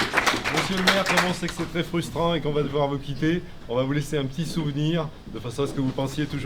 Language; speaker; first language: French; native; French